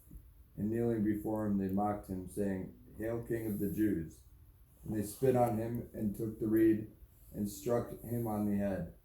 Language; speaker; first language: English; native; English